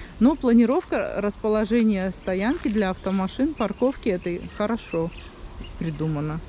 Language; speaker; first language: Russian; native; Russian